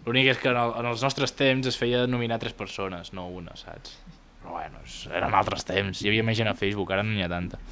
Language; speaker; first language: Catalan; native; Catalan